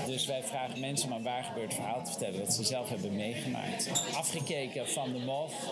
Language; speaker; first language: Dutch; native; Dutch